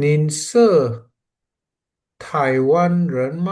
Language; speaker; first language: Chinese; non-native, learner; Indonesian